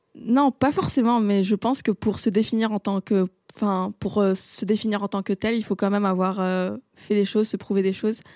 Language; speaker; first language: French; non-native, local second language; Arabic